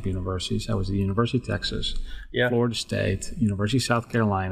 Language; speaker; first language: English; non-native, fluent; Dutch